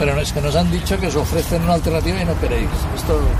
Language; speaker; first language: Spanish; native; Spanish